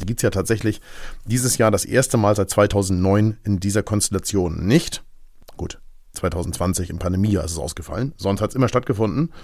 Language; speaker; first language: German; native; German